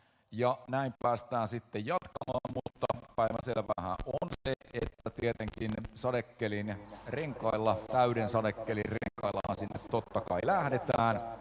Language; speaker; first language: Finnish; native; Finnish